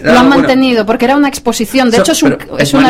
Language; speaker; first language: Spanish; native; Spanish